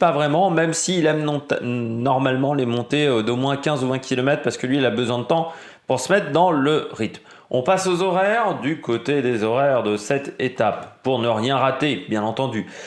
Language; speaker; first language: French; native; French